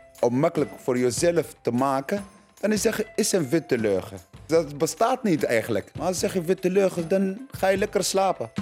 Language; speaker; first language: Dutch; non-native, learner; Arabic